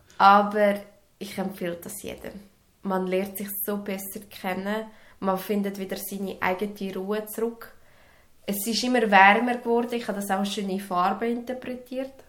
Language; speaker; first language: German; early bilingual, other home language; Serbian